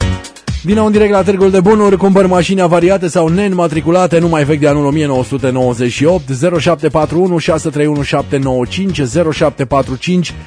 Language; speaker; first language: Romanian; native; Romanian